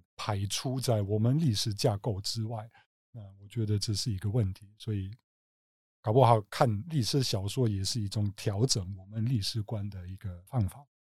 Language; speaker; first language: Chinese; non-native, fluent; German